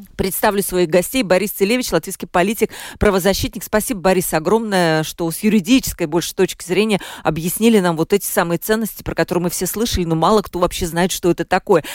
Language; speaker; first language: Russian; native; Russian